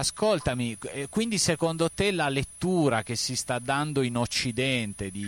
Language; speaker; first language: Italian; native; Italian